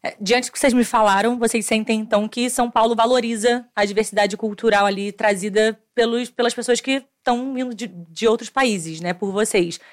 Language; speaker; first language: Portuguese; native; Portuguese